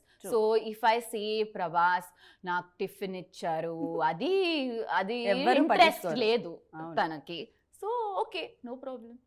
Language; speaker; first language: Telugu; non-native, learner; Tulu